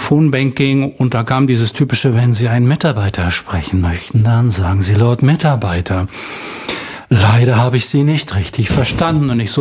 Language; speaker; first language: German; native; German